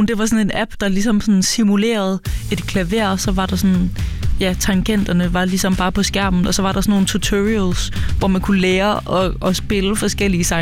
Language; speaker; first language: Danish; native; Danish